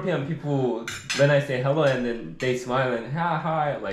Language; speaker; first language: English; non-native, learner; Korean